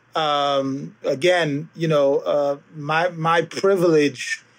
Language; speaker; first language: English; early bilingual, other home language; Haitian Creole